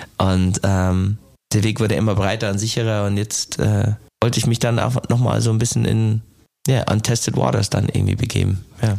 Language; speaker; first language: German; non-native, fluent; English